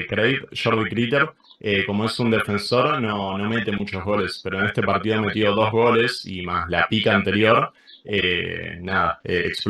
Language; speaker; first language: Spanish; non-native, fluent; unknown